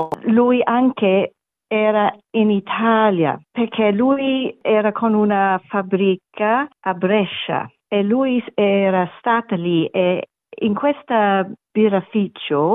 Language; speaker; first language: Italian; non-native, learner; English